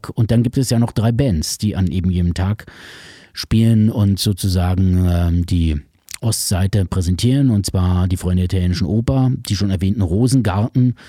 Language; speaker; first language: German; native; German